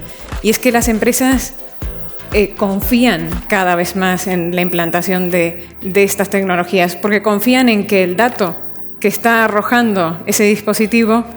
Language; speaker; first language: Spanish; native; Spanish